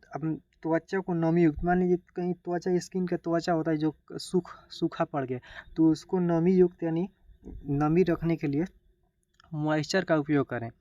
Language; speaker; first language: Hindi; native; Hindi